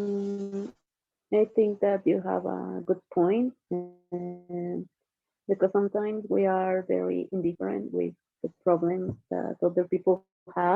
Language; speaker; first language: English; non-native, learner; Spanish